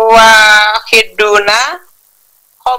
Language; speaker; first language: Arabic; non-native, learner; Indonesian